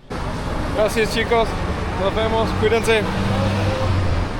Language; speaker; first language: Spanish; non-native, fluent; English